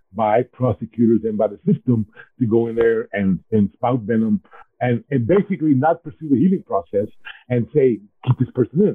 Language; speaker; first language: English; native; English